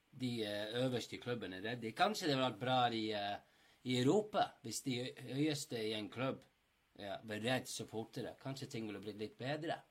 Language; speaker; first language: Norwegian; non-native, fluent; English